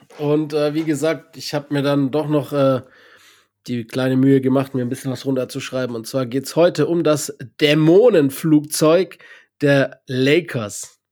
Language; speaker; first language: German; native; German